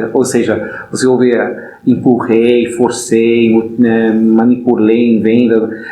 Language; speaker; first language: Portuguese; non-native, fluent; German